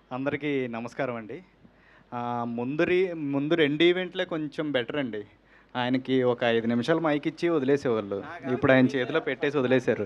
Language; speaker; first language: Telugu; native; Telugu